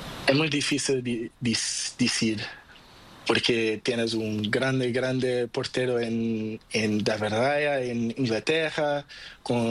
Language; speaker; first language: Spanish; non-native, learner; Portuguese